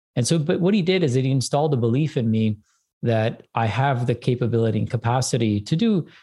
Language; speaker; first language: English; early bilingual, other home language; Hindi